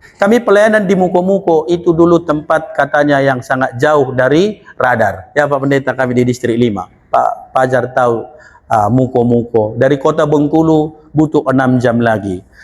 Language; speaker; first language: Indonesian; non-native, local second language; Batak Toba